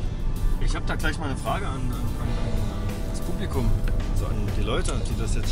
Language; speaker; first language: German; native; German